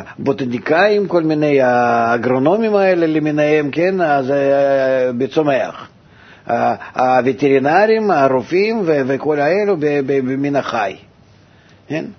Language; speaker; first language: Hebrew; non-native, fluent; Russian